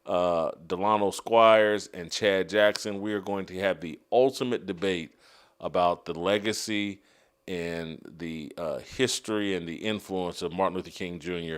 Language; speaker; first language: English; native; English